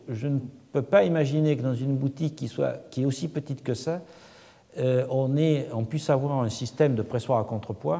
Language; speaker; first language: French; native; French